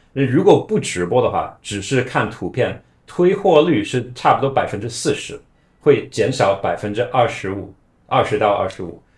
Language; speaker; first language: Chinese; non-native, fluent; English